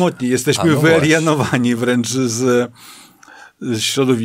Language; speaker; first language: Polish; native; Polish